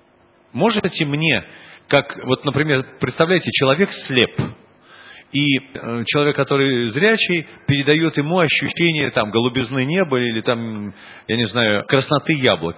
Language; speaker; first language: Russian; native; Russian